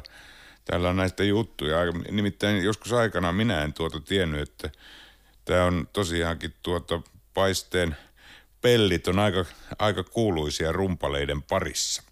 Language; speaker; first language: Finnish; native; Finnish